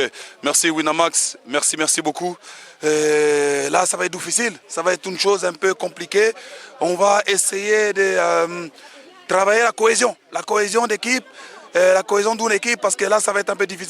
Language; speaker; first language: French; native; French